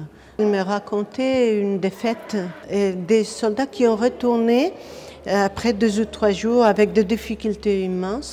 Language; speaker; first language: French; non-native, fluent; Spanish